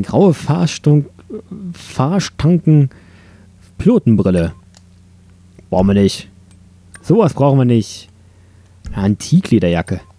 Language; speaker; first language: German; native; German